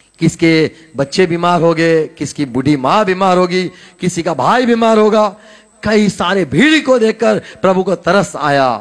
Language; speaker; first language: Hindi; non-native, local second language; Gujarati